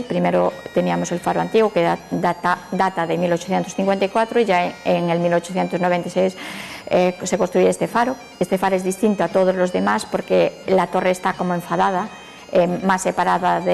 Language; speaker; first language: Spanish; native; Spanish